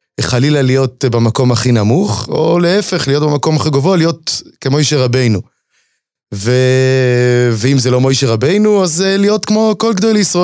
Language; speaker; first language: Hebrew; native; Hebrew